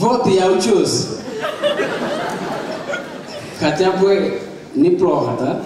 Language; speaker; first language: Russian; non-native, learner; Portuguese